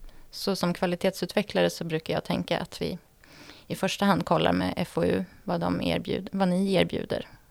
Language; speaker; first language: Swedish; native; Swedish